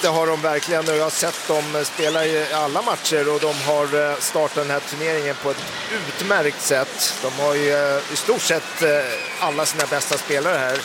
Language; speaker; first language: Swedish; native; Swedish